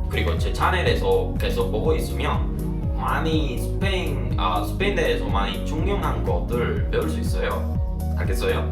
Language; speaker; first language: Korean; non-native, learner; Spanish